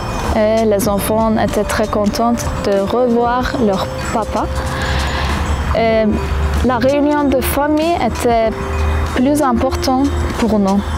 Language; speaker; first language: French; non-native, fluent; Kurdish